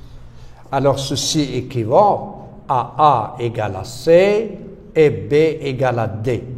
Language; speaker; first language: French; non-native, local second language; Arabic